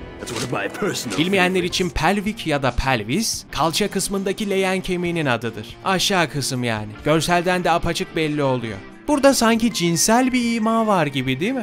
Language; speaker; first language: Turkish; native; Turkish